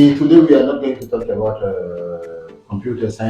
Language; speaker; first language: English; non-native, fluent; French